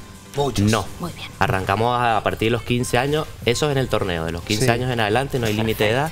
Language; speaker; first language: Spanish; native; Spanish